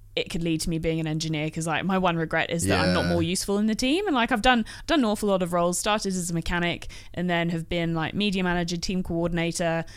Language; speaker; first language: English; native; English